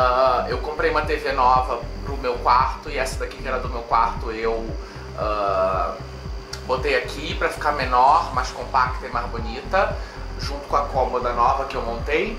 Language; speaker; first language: Portuguese; native; Portuguese